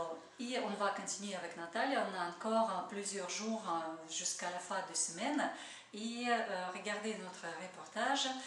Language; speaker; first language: French; non-native, learner; Russian